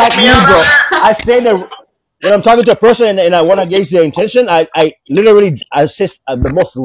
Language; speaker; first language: English; non-native, local second language; Swahili